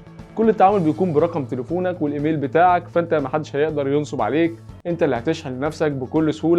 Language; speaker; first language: Arabic; native; Arabic